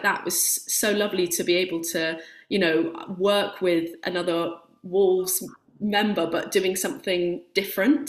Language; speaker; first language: English; native; English